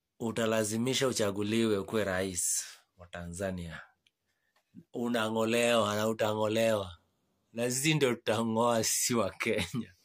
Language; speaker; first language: Swahili; native; Swahili